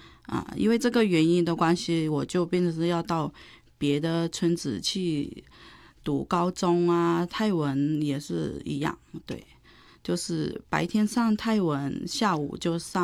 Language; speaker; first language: Chinese; non-native, fluent; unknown